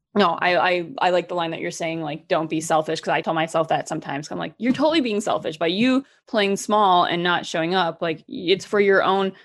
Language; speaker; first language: English; native; English